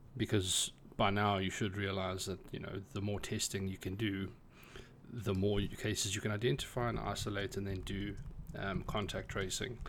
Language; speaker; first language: English; native; English